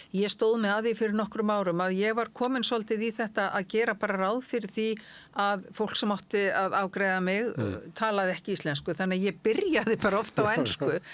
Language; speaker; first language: Icelandic; native; Icelandic